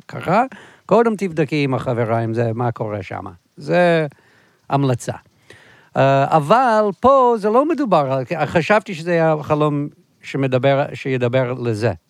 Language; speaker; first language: Hebrew; non-native, fluent; English